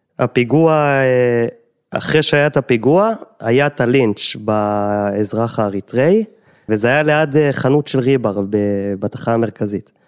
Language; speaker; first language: Hebrew; native; Hebrew